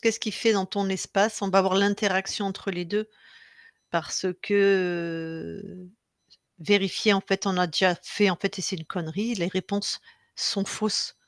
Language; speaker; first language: French; native; French